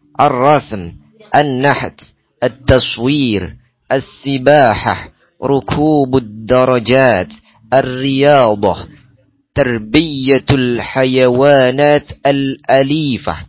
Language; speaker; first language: Arabic; non-native, learner; Indonesian